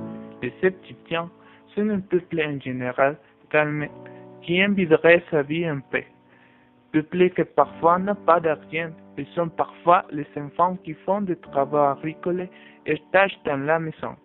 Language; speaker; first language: French; non-native, learner; Spanish